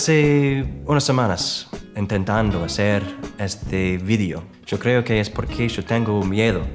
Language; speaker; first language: Spanish; non-native, fluent; English